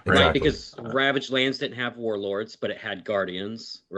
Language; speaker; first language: English; native; English